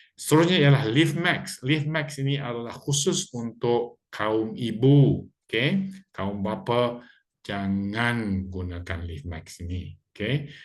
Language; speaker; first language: Malay; native; Malay